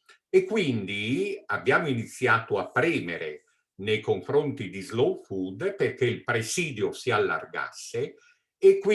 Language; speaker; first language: Italian; native; Italian